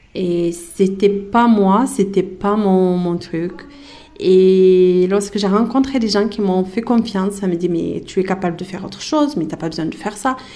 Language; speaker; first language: French; early bilingual, other home language; Arabic